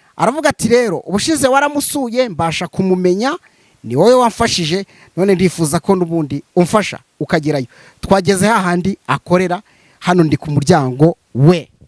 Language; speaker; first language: Kinyarwanda; native; Kinyarwanda